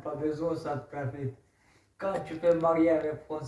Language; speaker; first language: French; non-native, learner; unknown